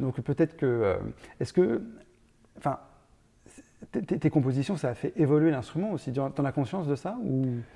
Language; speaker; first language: French; native; French